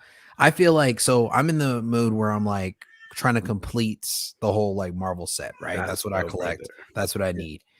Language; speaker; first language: English; native; English